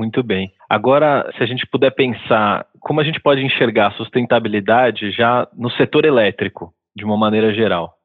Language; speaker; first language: Portuguese; native; Portuguese